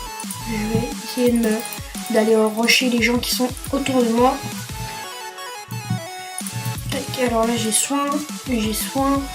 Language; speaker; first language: French; native; French